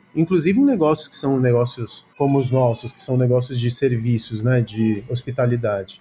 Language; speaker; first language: Portuguese; early bilingual, other home language; Spanish